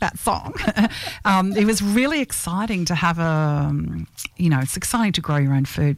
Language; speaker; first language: English; native; English